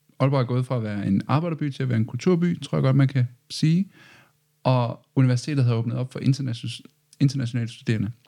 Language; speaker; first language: Danish; native; Danish